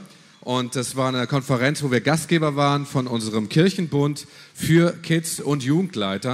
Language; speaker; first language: German; native; German